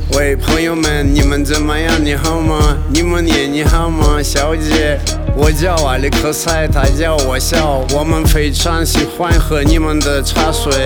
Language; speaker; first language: Chinese; non-native, learner; Russian